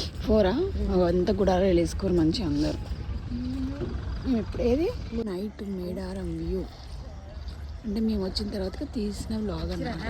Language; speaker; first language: Telugu; native; Telugu